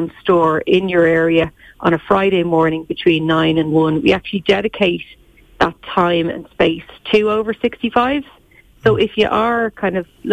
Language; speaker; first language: English; native; English